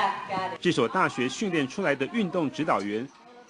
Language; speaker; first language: Chinese; native; Chinese